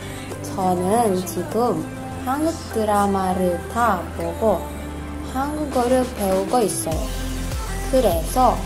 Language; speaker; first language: Korean; non-native, learner; Malay